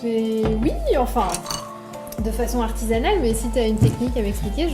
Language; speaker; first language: French; native; French